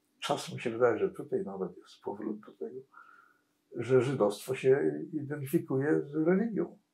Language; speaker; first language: Polish; native; Polish